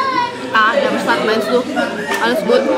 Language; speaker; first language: German; non-native, fluent; Indonesian